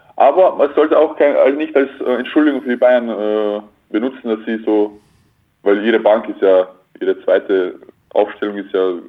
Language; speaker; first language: German; native; German